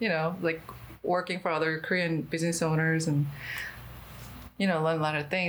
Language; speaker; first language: English; non-native, fluent; Korean